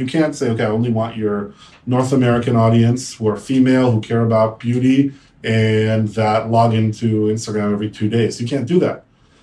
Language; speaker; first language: English; native; English